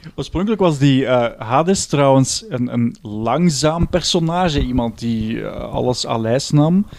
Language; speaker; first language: Dutch; native; Dutch